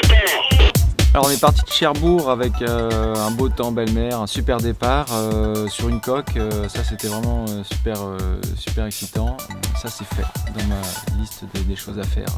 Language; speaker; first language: French; native; French